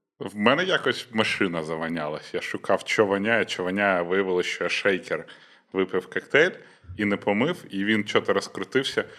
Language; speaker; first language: Ukrainian; native; Ukrainian